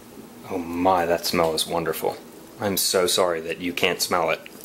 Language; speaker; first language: English; native; English